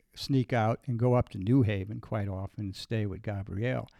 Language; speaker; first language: English; native; English